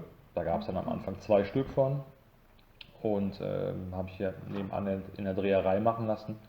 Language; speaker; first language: German; native; German